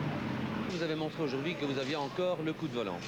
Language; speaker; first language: French; native; French